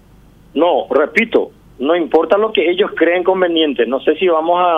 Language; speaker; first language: Spanish; native; Spanish